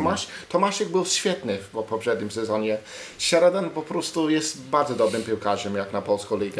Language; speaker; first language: Polish; non-native, learner; English